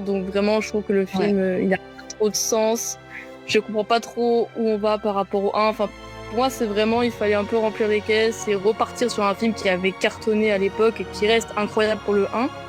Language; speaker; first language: French; native; French